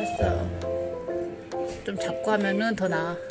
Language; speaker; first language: Korean; native; Korean